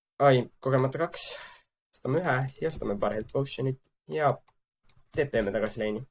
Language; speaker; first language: Estonian; native; Estonian